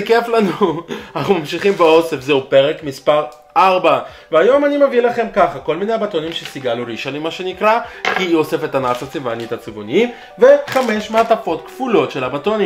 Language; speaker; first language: Hebrew; native; Hebrew